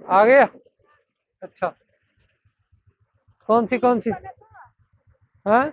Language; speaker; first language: Hindi; non-native, local second language; Punjabi